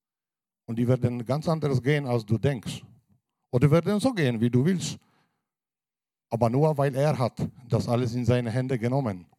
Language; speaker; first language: German; non-native, fluent; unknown